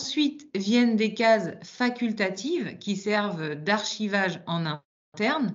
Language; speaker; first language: French; native; French